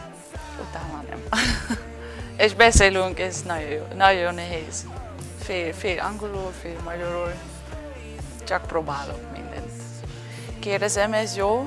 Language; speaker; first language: Hungarian; non-native, learner; Dutch